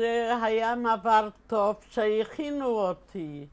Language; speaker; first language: Hebrew; non-native, fluent; Polish